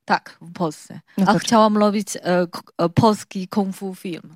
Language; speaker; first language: Polish; non-native, learner; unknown